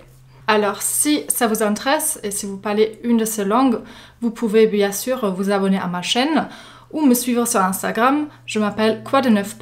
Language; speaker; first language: French; non-native, fluent; German